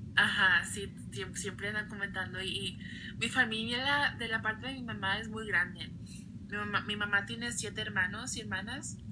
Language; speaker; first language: Spanish; early bilingual, other home language; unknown